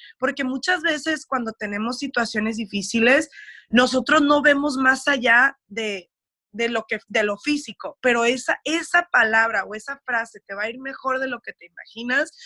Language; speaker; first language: Spanish; early bilingual, heritage; Spanish